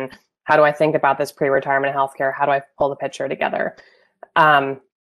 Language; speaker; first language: English; native; English